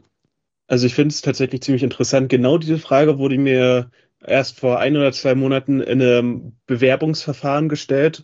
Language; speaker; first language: German; native; German